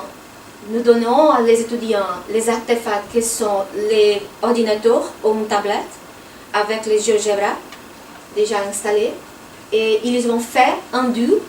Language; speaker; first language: French; non-native, fluent; Portuguese